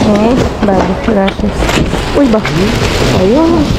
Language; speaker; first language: Spanish; non-native, learner; Filipino